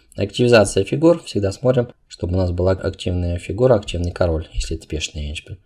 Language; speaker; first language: Russian; non-native, local second language; Uzbek